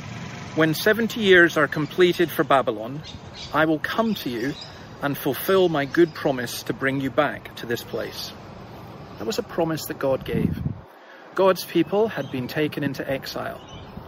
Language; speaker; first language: English; native; English